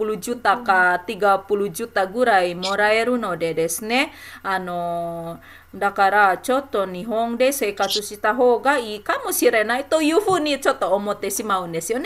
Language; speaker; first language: Japanese; non-native, fluent; Indonesian